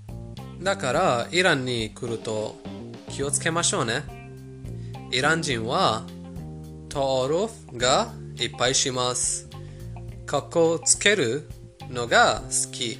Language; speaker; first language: Japanese; non-native, fluent; Persian